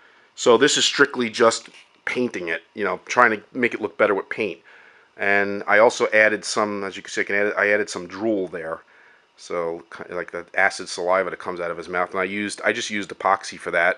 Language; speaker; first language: English; native; English